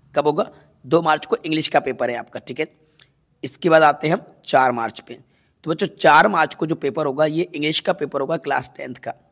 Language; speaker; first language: Hindi; native; Hindi